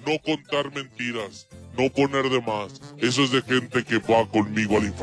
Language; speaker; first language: Spanish; native; Spanish